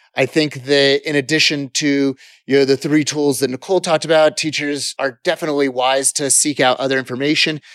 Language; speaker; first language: English; native; English